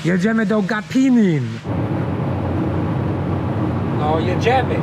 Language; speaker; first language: Polish; non-native, learner; English